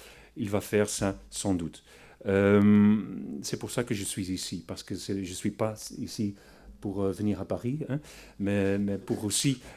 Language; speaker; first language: French; non-native, fluent; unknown